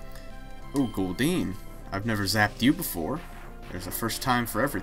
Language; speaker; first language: English; native; English